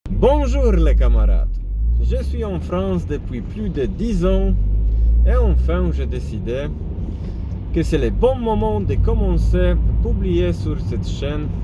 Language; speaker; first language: French; non-native, fluent; Polish